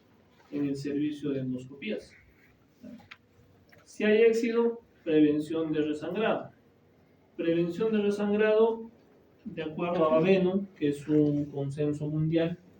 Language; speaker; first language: Spanish; native; Spanish